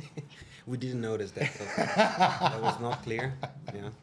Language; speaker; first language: English; non-native, fluent; Portuguese